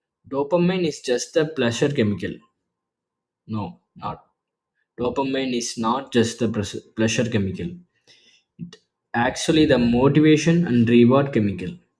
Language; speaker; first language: English; non-native, local second language; Tamil